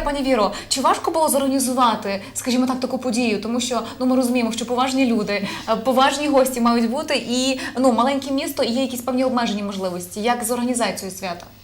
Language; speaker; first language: Ukrainian; native; Ukrainian